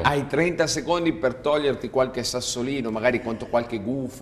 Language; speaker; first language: Italian; native; Italian